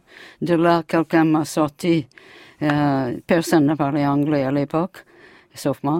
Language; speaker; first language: French; non-native, fluent; English